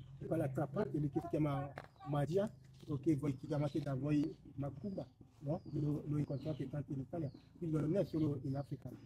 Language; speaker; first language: Italian; non-native, fluent; Ewe